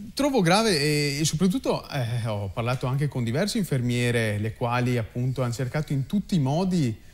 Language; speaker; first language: Italian; native; Italian